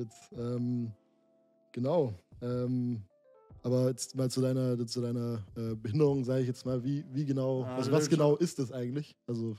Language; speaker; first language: German; native; German